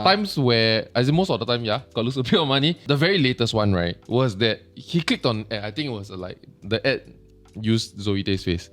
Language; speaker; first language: English; native; English